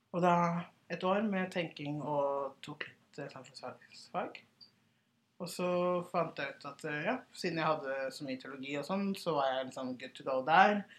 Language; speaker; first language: Norwegian; early bilingual, other home language; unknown